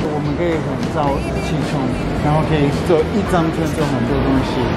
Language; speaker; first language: Chinese; non-native, learner; French